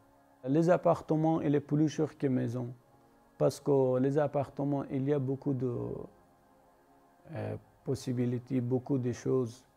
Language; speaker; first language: French; non-native, learner; Persian